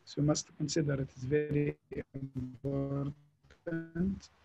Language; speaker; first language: English; non-native, fluent; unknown